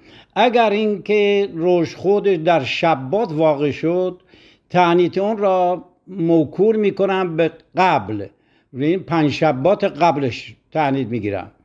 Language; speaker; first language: Persian; native; Persian